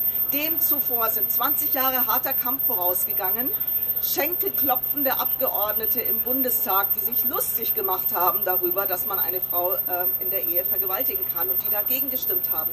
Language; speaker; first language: German; native; German